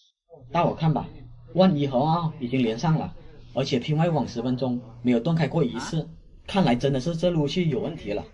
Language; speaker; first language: Chinese; native; Chinese